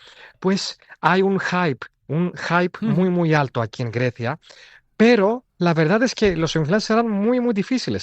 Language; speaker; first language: Spanish; non-native, fluent; Greek